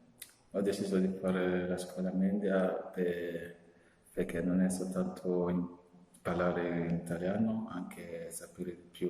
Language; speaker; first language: Italian; non-native, fluent; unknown